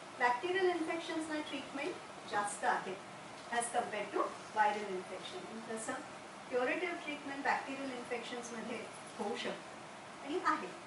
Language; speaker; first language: Marathi; non-native, local second language; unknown